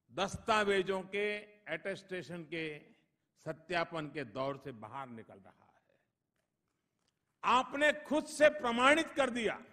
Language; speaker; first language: Hindi; non-native, local second language; Gujarati